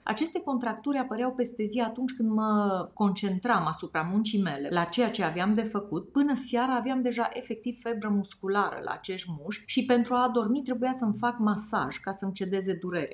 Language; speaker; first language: Romanian; native; Romanian